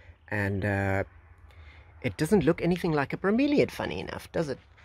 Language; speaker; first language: English; native; English